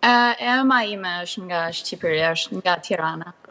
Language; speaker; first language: Albanian; early bilingual, heritage; Albanian